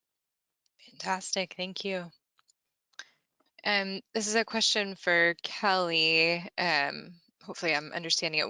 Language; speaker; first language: English; native; English